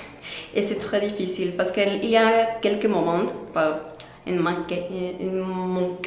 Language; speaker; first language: French; non-native, learner; Spanish